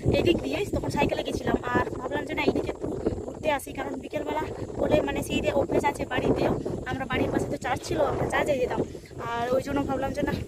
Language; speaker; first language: Bangla; non-native, local second language; Santali